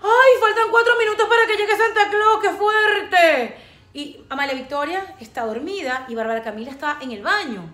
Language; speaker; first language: Spanish; native; Spanish